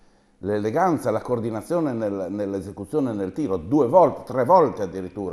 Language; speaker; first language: Italian; native; Italian